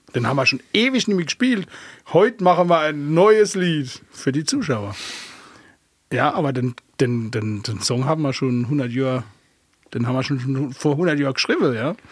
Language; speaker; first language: German; early bilingual, other home language; Arabic